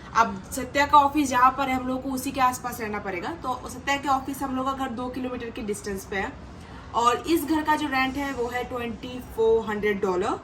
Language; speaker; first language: Hindi; non-native, local second language; Bangla